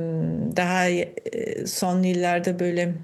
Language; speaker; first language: Turkish; non-native, fluent; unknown